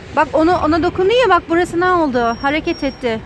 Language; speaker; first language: Turkish; native; Turkish